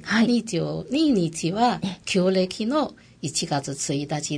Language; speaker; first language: Japanese; non-native, local second language; Chinese